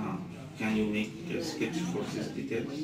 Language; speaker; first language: English; non-native, learner; Arabic